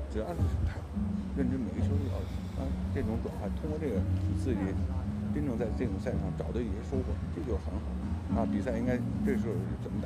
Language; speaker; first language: Chinese; native; Chinese